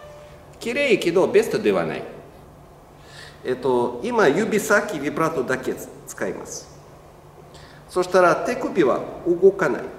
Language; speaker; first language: Japanese; non-native, learner; Russian